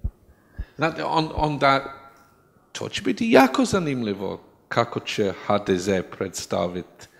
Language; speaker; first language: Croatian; non-native, learner; English